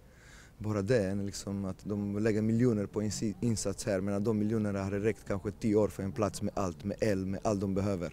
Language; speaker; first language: Swedish; early bilingual, other home language; Romanian